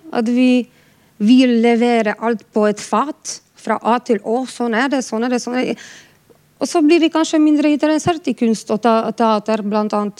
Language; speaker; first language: Norwegian; non-native, fluent; Polish